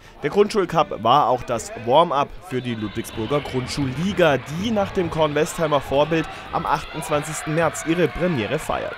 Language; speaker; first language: German; native; German